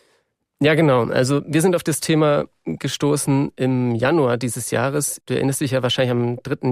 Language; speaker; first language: German; native; German